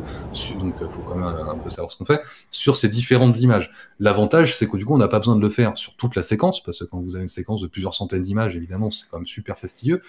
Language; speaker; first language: French; native; French